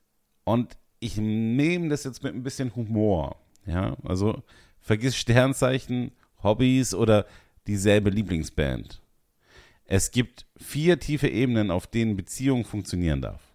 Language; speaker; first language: German; native; German